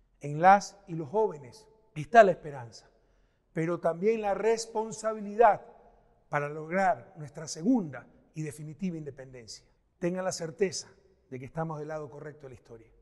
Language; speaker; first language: Spanish; native; Spanish